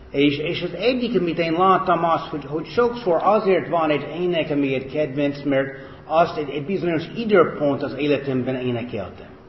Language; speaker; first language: Hungarian; non-native, fluent; English